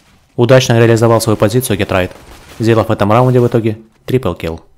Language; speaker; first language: Russian; native; Russian